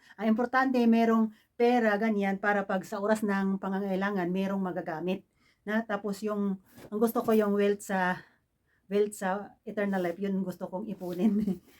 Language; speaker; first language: Filipino; non-native, local second language; Cebuano